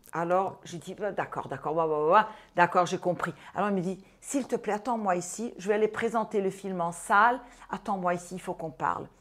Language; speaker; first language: French; non-native, fluent; Portuguese